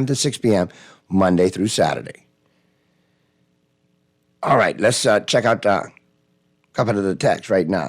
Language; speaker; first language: English; native; English